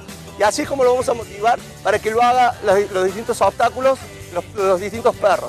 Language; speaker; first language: Spanish; native; Spanish